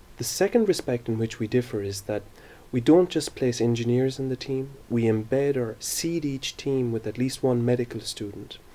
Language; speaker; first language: English; native; English